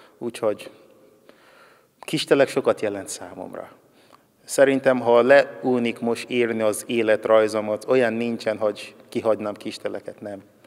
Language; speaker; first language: Hungarian; non-native, fluent; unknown